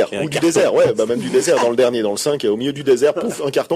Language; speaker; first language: French; native; French